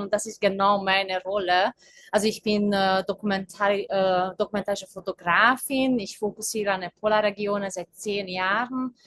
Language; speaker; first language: German; non-native, fluent; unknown